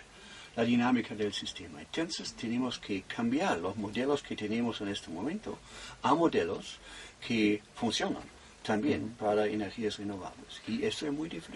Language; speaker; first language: Spanish; non-native, fluent; German